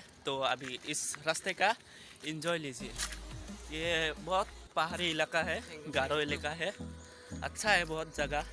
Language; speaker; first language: Hindi; non-native, local second language; Assamese